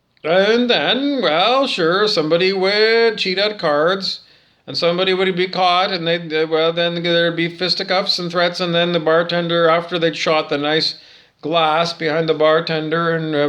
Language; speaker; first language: English; native; English